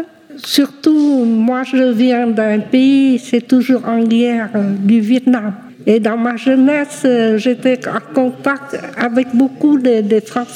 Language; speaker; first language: French; non-native, local second language; Vietnamese